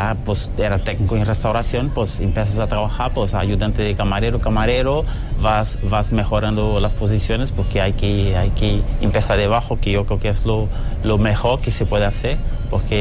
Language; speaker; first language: Spanish; non-native, fluent; Portuguese